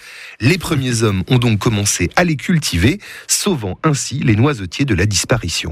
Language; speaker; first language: French; native; French